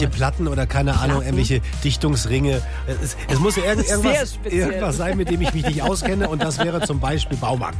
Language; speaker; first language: German; native; German